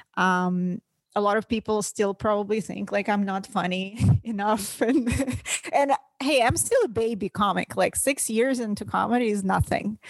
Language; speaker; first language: English; non-native, fluent; Russian